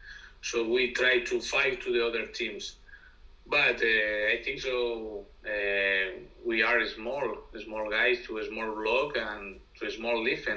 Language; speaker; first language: English; non-native, learner; Spanish